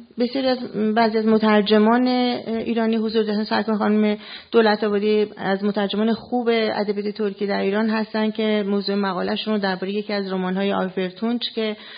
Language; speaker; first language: Persian; native; Persian